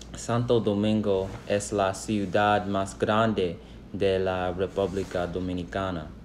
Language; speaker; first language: Spanish; non-native, learner; English